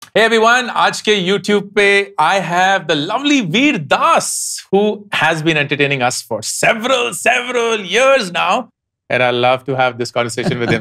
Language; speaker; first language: English; non-native, local second language; Hindi